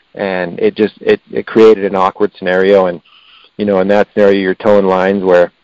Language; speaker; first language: English; native; English